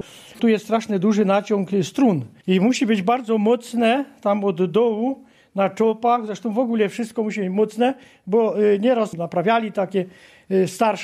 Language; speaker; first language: Polish; native; Polish